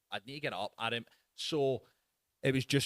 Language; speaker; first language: English; native; English